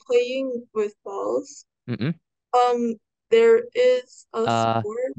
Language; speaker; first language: English; non-native, learner; Indonesian